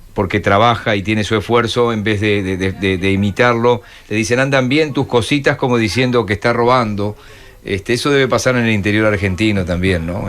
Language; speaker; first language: Spanish; native; Spanish